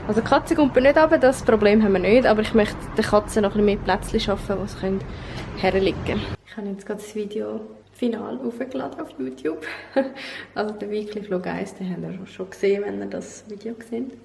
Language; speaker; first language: German; native; German